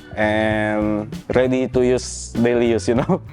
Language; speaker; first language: English; non-native, learner; Indonesian